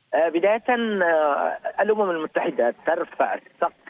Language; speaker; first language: Arabic; native; Arabic